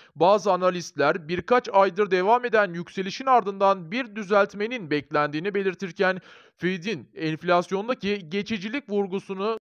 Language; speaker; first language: Turkish; native; Turkish